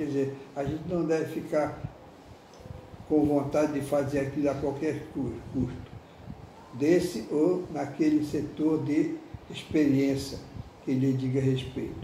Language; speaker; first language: Portuguese; native; Portuguese